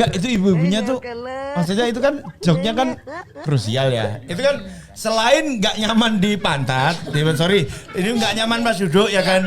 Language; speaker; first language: Indonesian; native; Indonesian